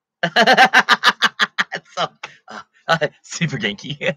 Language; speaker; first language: Japanese; non-native, learner; English